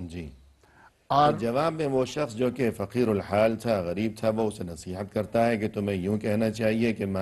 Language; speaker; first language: Urdu; native; Urdu